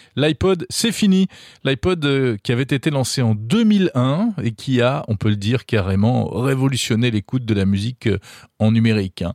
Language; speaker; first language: French; native; French